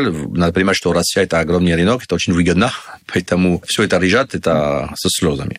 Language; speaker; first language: Russian; non-native, learner; French